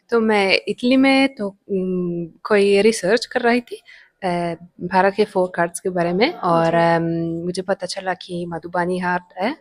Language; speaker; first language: Hindi; non-native, fluent; Italian